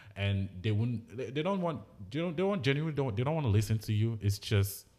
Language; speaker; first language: English; non-native, local second language; Igbo